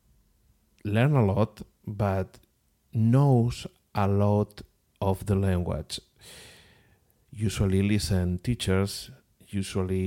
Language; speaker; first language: English; non-native, learner; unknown